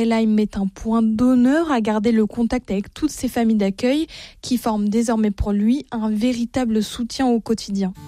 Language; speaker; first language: French; native; French